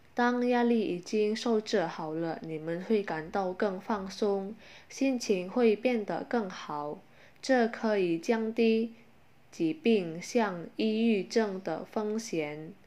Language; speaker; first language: Chinese; non-native, fluent; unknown